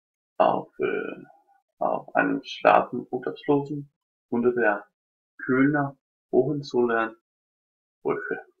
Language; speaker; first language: German; non-native, learner; Danish